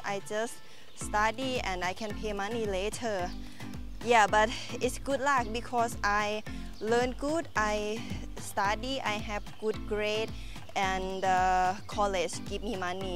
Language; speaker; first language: English; non-native, learner; Thai